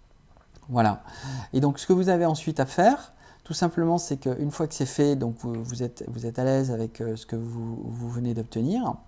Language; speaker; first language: French; native; French